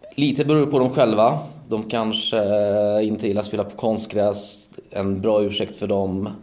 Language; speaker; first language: Swedish; native; Swedish